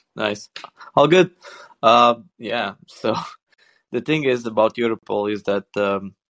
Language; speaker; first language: English; non-native, fluent; Swedish